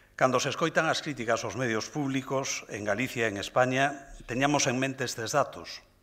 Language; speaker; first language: Galician; native; Galician